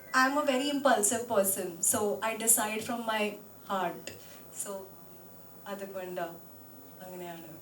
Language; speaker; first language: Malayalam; non-native, local second language; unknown